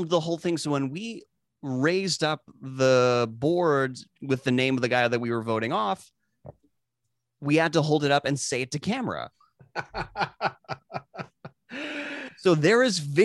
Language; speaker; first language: English; native; English